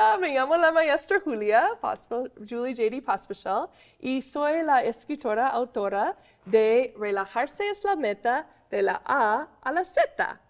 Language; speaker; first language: Spanish; non-native, fluent; English